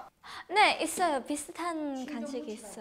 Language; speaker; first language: Korean; non-native, learner; Filipino